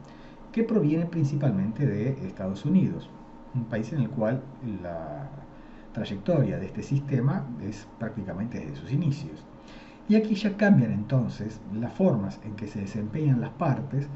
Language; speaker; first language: Spanish; native; Spanish